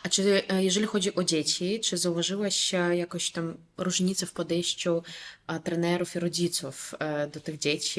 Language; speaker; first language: Polish; non-native, fluent; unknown